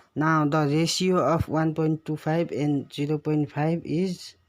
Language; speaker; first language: English; non-native, local second language; Nepali